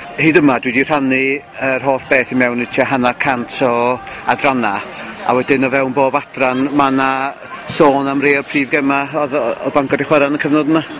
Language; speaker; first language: Welsh; native; Welsh